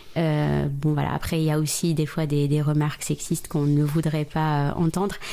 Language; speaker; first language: French; non-native, local second language; Arabic